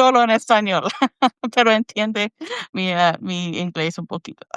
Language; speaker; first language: Spanish; non-native, learner; English